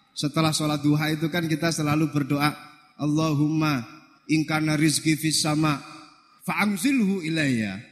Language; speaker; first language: Indonesian; non-native, local second language; Javanese